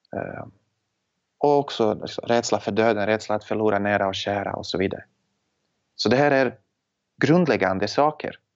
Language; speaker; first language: Swedish; non-native, fluent; Serbian